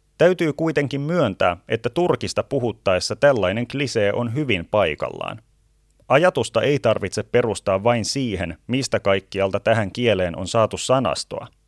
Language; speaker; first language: Finnish; native; Finnish